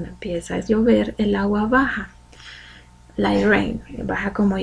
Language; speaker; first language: Spanish; native; Spanish